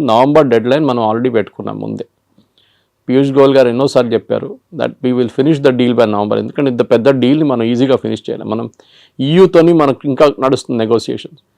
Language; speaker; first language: Telugu; non-native, local second language; Malayalam